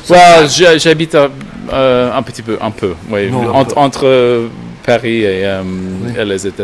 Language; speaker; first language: French; non-native, learner; English